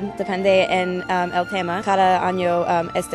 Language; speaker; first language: Spanish; early bilingual, heritage; Spanish